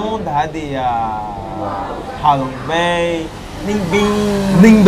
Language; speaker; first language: Vietnamese; non-native, learner; Portuguese